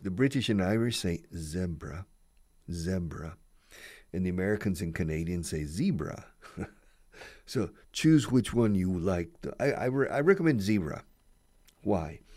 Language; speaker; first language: English; native; English